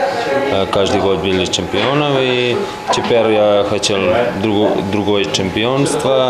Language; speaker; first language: Russian; non-native, learner; Serbian